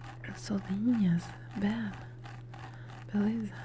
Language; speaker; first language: Portuguese; non-native, learner; Italian